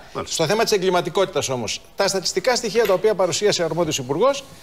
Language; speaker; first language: Greek; native; Greek